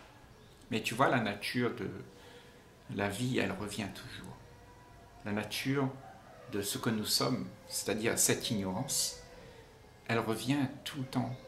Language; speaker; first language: French; native; French